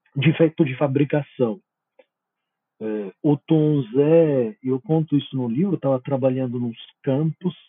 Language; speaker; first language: Portuguese; non-native, fluent; Italian